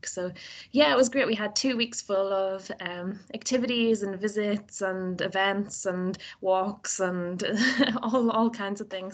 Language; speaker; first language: English; native; English